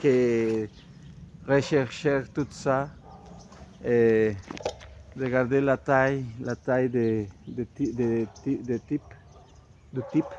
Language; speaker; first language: French; non-native, fluent; Spanish